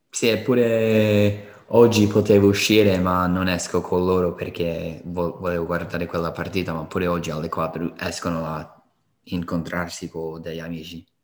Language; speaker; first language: Italian; non-native, fluent; English